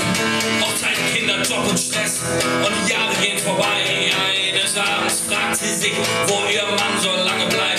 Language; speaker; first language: German; native; German